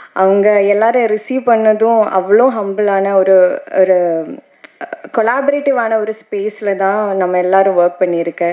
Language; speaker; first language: Tamil; non-native, learner; Malayalam